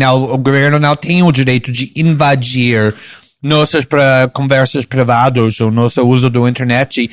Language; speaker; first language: Portuguese; non-native, fluent; English